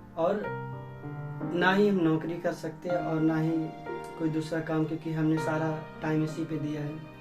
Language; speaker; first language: Hindi; native; Hindi